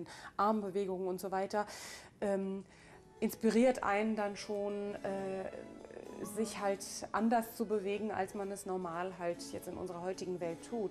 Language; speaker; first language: German; native; German